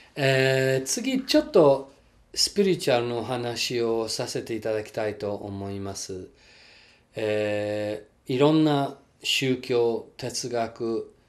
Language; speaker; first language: Japanese; non-native, fluent; English